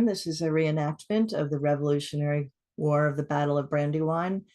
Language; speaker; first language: English; native; English